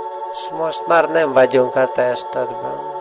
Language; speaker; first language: Hungarian; non-native, fluent; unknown